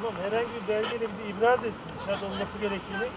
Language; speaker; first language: Turkish; native; Turkish